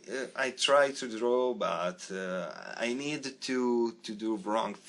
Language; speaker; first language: English; non-native, learner; Italian